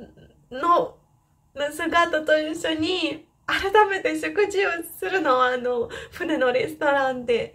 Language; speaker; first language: Japanese; non-native, fluent; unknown